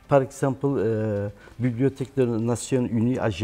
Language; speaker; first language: French; non-native, learner; Turkish